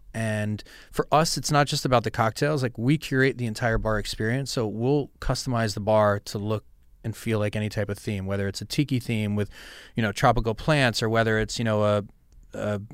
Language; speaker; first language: English; native; English